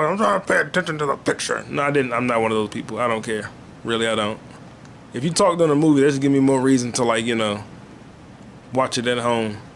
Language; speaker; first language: English; native; English